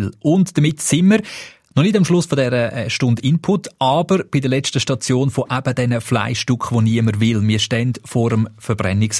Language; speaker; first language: German; native; German